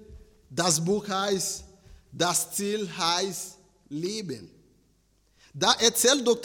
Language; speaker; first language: German; non-native, fluent; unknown